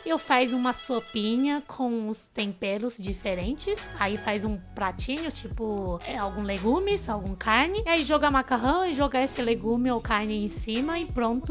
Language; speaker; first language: Portuguese; non-native, fluent; Chinese